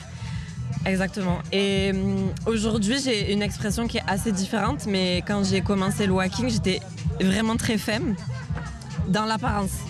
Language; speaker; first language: French; native; French